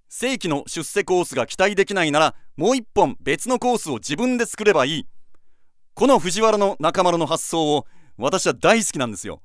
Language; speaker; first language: Japanese; native; Japanese